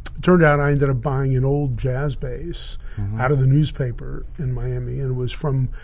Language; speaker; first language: English; native; English